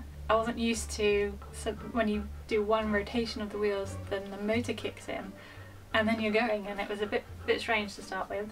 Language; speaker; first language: English; native; English